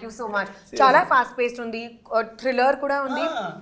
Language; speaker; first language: Telugu; non-native, learner; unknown